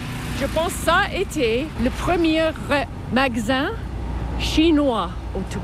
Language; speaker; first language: French; non-native, learner; English